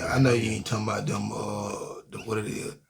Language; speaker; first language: English; native; English